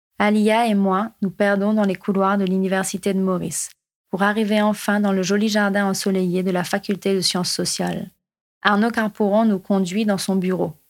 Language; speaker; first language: French; non-native, local second language; Morisyen